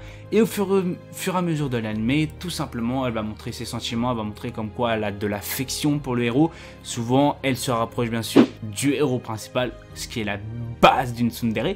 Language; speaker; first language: French; native; French